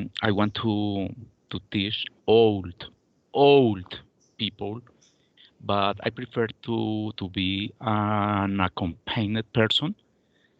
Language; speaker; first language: English; non-native, learner; Spanish